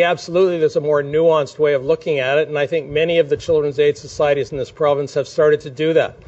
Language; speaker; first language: English; native; English